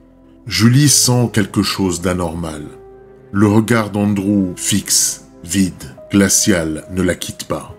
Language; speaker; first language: French; native; French